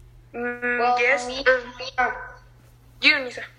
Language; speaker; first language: English; non-native, learner; Spanish